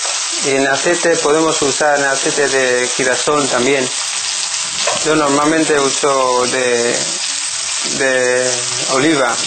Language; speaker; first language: Spanish; non-native, learner; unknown